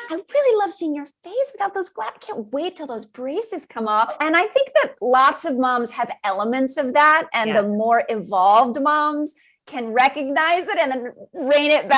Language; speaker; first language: English; native; English